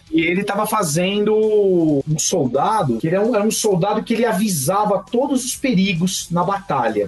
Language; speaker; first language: Portuguese; native; Portuguese